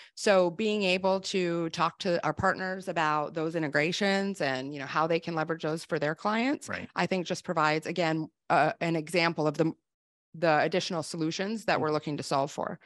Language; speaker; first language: English; native; English